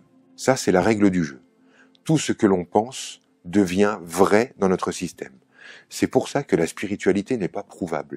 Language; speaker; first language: French; native; French